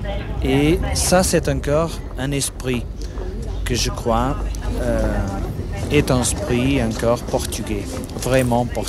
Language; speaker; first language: French; non-native, fluent; Portuguese